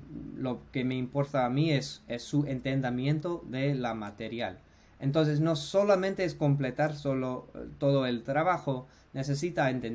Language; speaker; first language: Spanish; non-native, fluent; English